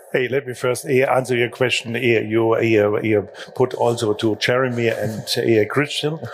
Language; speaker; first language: English; non-native, fluent; German